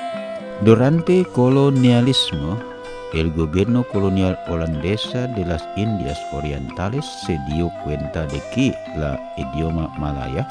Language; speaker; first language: Spanish; non-native, learner; Indonesian